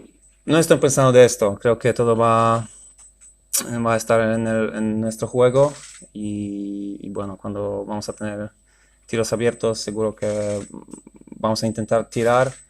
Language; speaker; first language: Spanish; non-native, fluent; Polish